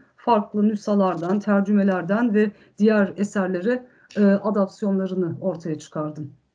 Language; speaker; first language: Turkish; early bilingual, heritage; Turkish